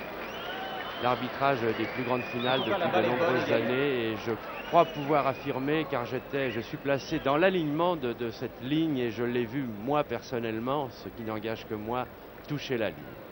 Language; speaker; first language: French; native; French